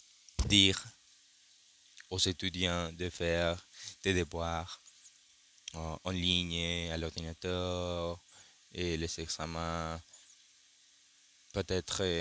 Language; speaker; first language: French; non-native, learner; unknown